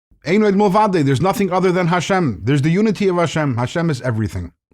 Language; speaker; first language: English; native; English